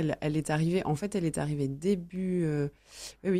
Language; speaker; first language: French; native; French